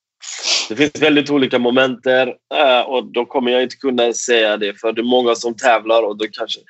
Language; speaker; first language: Swedish; non-native, fluent; Persian